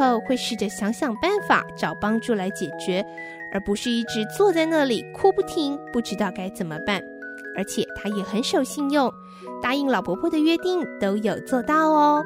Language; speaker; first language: Chinese; native; Chinese